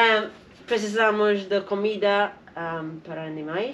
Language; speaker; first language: Portuguese; non-native, learner; English